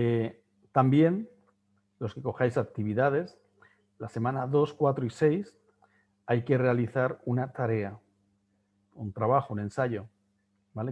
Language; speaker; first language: Spanish; native; Spanish